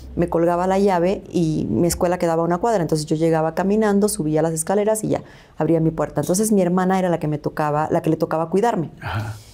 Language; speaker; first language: Spanish; native; Spanish